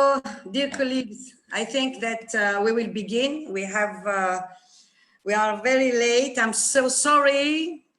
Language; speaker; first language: English; non-native, fluent; Arabic